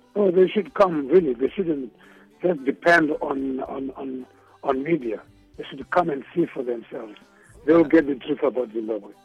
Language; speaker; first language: English; non-native, local second language; Shona